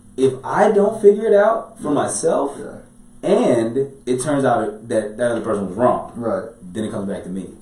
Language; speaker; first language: English; native; English